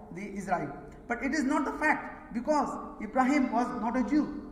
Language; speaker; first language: English; non-native, local second language; Urdu